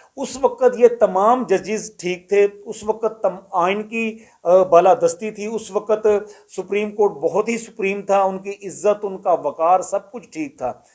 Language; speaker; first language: Urdu; non-native, local second language; Punjabi